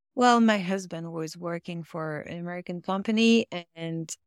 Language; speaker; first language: English; non-native, fluent; French